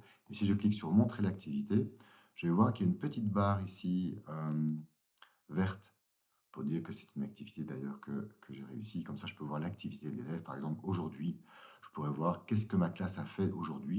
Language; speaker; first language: French; native; French